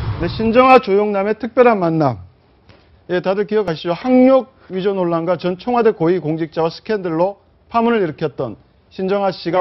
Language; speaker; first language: Korean; native; Korean